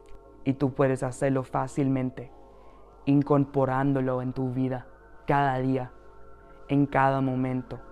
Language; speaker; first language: Spanish; non-native, fluent; English